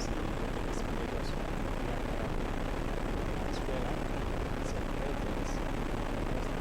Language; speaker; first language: Spanish; non-native, fluent; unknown